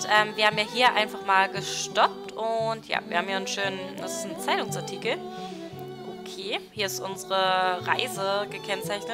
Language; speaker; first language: German; native; German